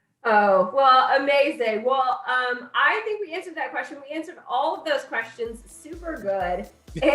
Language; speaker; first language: English; native; English